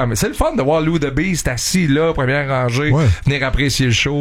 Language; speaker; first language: French; native; French